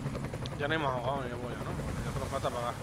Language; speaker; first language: Spanish; native; Spanish